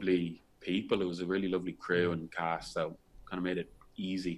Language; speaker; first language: English; native; English